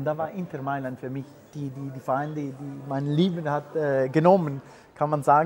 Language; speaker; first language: German; non-native, fluent; Spanish